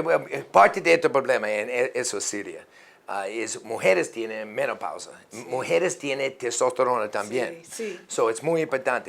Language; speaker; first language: Spanish; non-native, learner; English